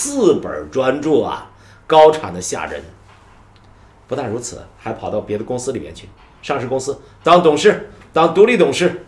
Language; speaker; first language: Chinese; native; Chinese